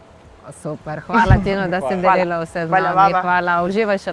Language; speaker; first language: Slovenian; native; Slovenian